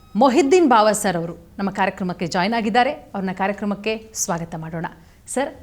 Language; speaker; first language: Kannada; native; Kannada